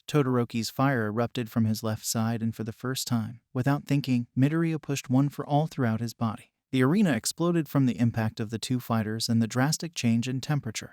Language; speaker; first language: English; native; English